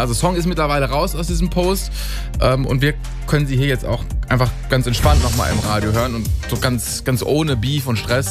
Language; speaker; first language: German; native; German